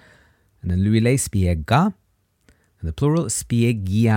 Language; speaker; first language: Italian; non-native, fluent; English